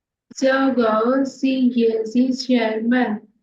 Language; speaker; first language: Chinese; non-native, learner; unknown